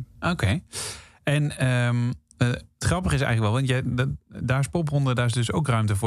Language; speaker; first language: Dutch; native; Dutch